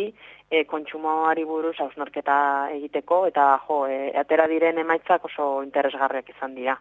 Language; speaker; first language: Basque; non-native, local second language; Spanish